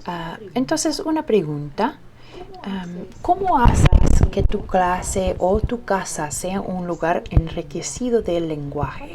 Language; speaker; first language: Spanish; early bilingual, heritage; Spanish